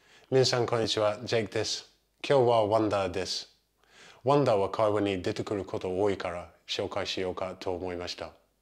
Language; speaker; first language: Japanese; non-native, fluent; English